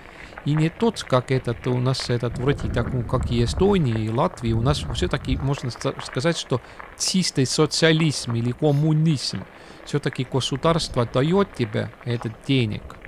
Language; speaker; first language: Russian; non-native, local second language; Estonian